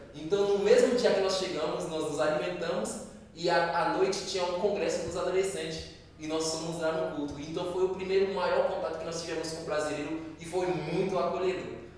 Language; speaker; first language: Portuguese; non-native, fluent; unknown